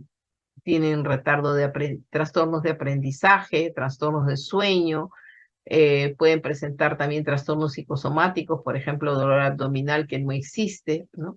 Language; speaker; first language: Spanish; native; Spanish